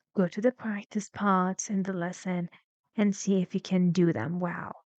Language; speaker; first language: English; non-native, fluent; Persian